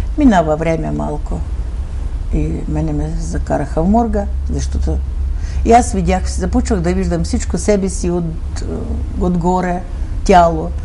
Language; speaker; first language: Bulgarian; early bilingual, heritage; Bulgarian